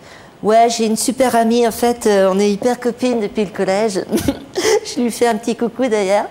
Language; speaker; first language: French; native; French